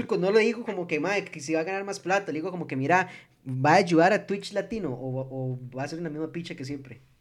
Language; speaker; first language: Spanish; early bilingual, heritage; English